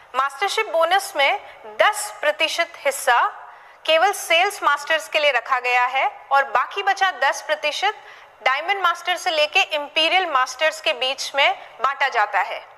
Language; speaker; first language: Hindi; native; Hindi